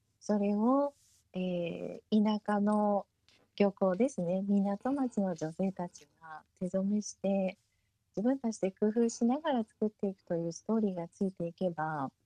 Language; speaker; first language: Japanese; early bilingual, heritage; Japanese